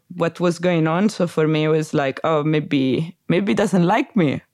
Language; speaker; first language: English; non-native, fluent; Italian